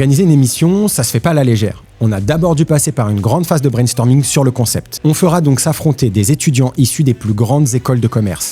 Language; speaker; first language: French; native; French